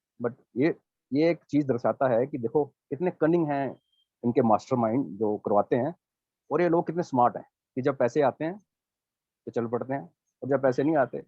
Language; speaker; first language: Hindi; non-native, local second language; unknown